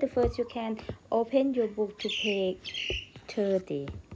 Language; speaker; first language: English; non-native, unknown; Thai